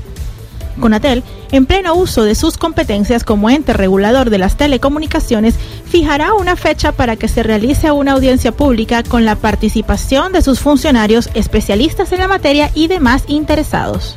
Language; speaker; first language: Spanish; native; Spanish